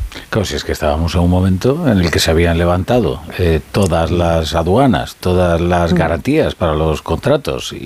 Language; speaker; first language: Spanish; native; Spanish